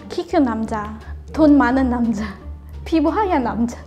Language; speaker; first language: Korean; non-native, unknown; Filipino